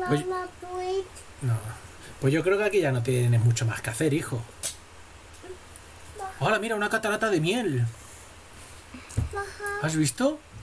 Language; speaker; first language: Spanish; native; Spanish